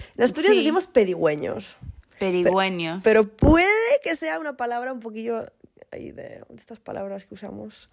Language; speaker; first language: Spanish; native; Spanish